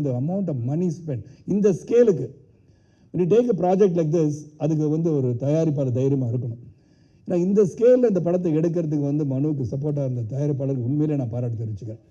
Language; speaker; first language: Tamil; native; Tamil